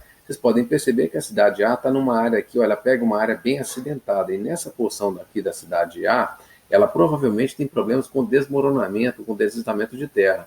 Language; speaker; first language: Portuguese; native; Portuguese